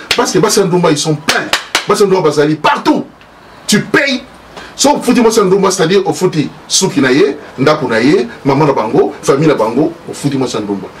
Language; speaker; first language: Lingala; native; Lingala